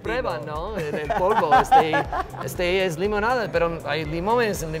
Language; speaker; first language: Spanish; non-native, fluent; English